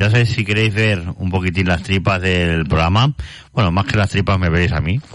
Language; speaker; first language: Spanish; native; Spanish